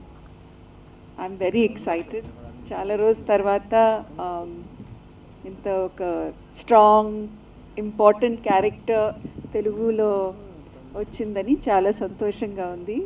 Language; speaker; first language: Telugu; non-native, local second language; English